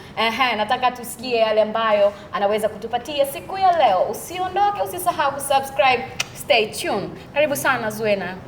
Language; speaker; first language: Swahili; native; Swahili